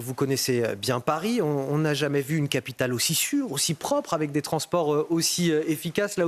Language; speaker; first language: French; native; French